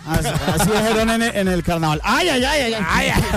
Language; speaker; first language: Spanish; native; Spanish